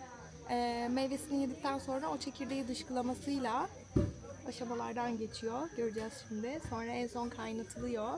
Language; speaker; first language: Turkish; native; Turkish